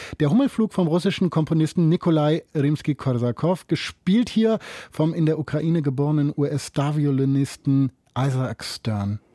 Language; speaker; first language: German; native; German